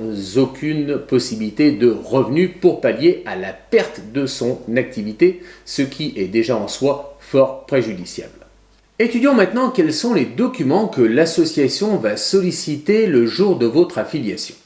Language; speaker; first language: French; native; French